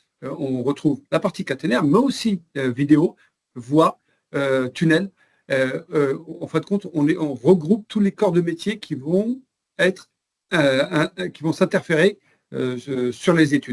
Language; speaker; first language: French; native; French